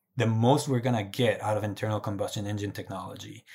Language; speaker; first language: English; non-native, fluent; Spanish